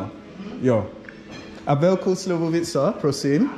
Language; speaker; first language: Czech; non-native, learner; English